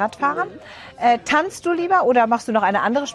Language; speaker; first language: German; native; German